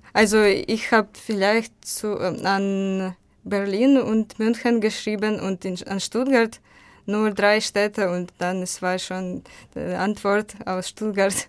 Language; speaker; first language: German; non-native, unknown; Ukrainian